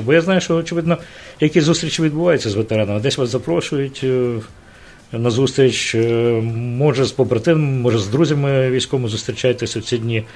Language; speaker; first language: Ukrainian; native; Ukrainian